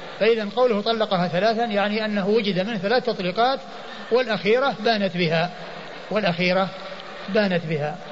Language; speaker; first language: Arabic; native; Arabic